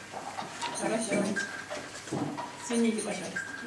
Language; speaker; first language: Russian; non-native, learner; Spanish